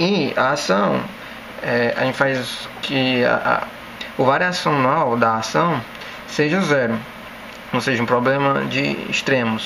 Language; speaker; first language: Portuguese; native; Portuguese